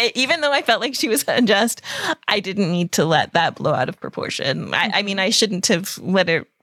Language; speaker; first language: English; native; English